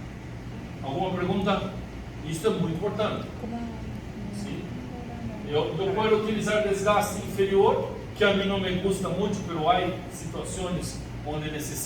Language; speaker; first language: Spanish; non-native, learner; Portuguese